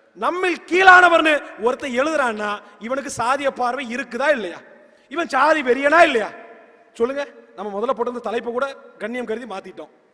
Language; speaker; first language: Tamil; native; Tamil